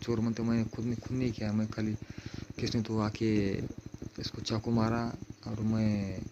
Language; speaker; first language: Hindi; non-native, local second language; Marathi